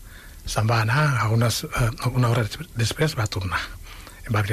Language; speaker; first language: Catalan; non-native, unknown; Wolof